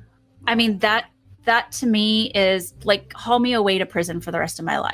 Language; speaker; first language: English; native; English